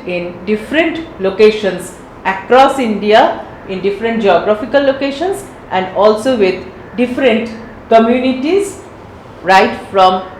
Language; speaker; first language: English; non-native, local second language; Bangla